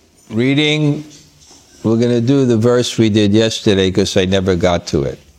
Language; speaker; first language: English; native; English